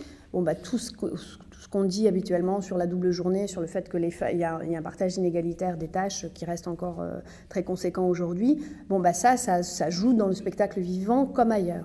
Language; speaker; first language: French; native; French